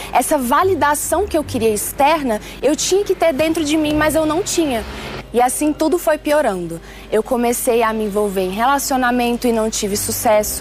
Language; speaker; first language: Portuguese; early bilingual, other home language; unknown